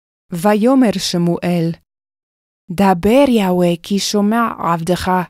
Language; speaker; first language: Hebrew; non-native, fluent; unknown